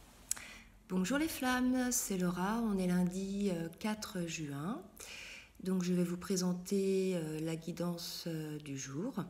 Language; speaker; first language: French; native; French